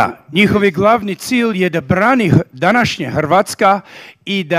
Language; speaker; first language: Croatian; early bilingual, heritage; Serbian